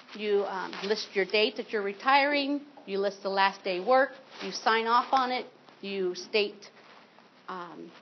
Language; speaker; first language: English; native; English